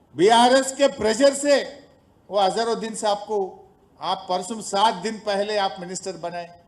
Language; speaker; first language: Hindi; non-native, local second language; Telugu